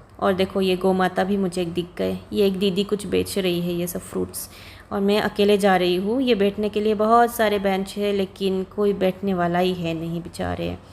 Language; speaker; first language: Hindi; non-native, local second language; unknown